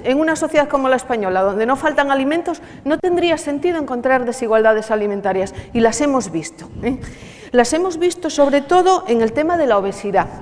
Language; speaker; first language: Spanish; native; Spanish